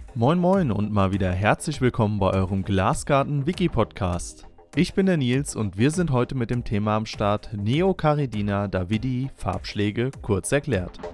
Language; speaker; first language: German; native; German